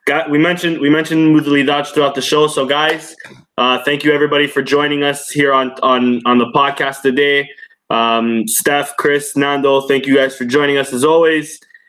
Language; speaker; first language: English; early bilingual, other home language; Portuguese